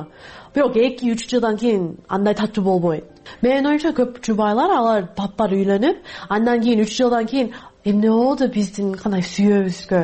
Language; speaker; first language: Kyrgyz; non-native, fluent; English